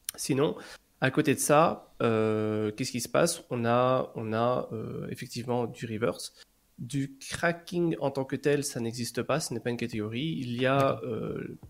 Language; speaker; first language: French; native; French